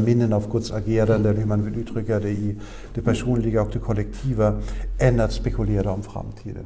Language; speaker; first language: Swedish; non-native, fluent; German